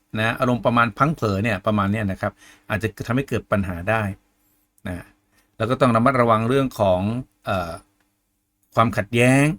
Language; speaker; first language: Thai; native; Thai